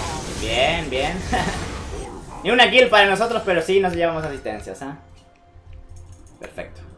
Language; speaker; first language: Spanish; native; Spanish